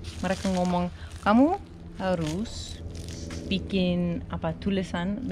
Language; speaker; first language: Indonesian; non-native, learner; English